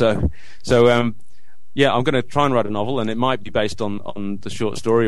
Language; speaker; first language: English; native; English